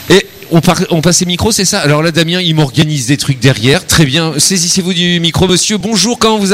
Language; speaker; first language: French; native; French